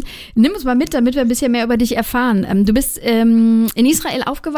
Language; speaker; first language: German; native; German